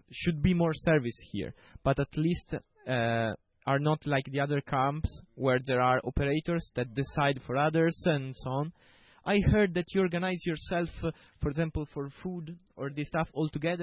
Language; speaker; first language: English; non-native, fluent; Italian